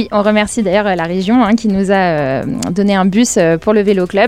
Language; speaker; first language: French; native; French